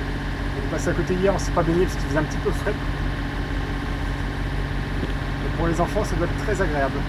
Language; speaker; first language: French; native; French